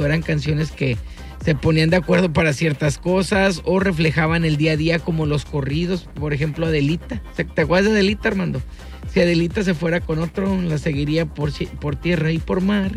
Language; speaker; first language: Spanish; native; Spanish